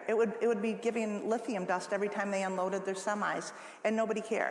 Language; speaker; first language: English; native; English